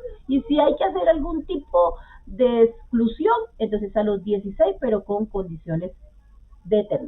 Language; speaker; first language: Spanish; native; Spanish